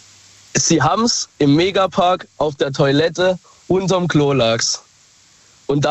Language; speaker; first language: German; native; German